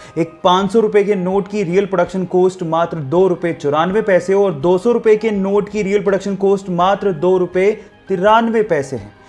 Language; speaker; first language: Hindi; native; Hindi